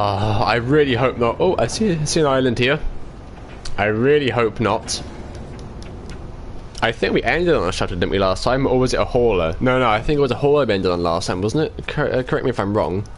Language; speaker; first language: English; native; English